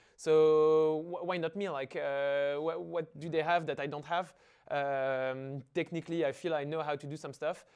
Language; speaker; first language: English; non-native, fluent; French